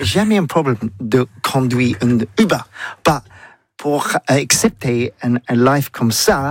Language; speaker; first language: French; non-native, learner; English